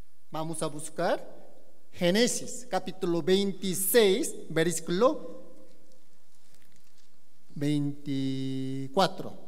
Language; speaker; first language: Spanish; non-native, learner; Korean